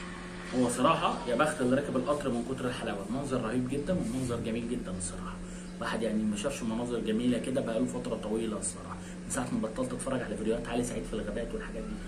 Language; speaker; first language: Arabic; native; Arabic